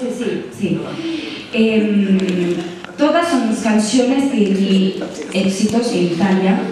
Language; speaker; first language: Spanish; non-native, learner; Italian